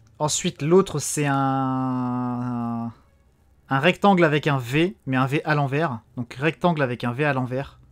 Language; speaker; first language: French; native; French